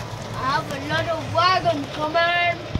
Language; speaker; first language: English; native; English